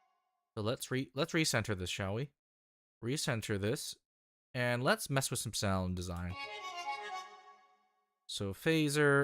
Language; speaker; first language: English; native; English